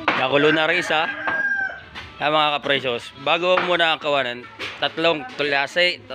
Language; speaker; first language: Filipino; native; Filipino